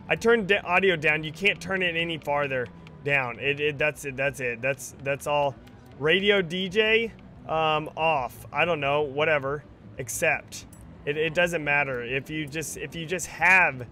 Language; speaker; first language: English; native; English